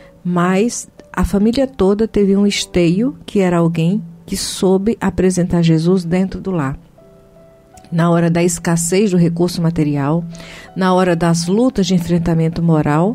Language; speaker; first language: Portuguese; native; Portuguese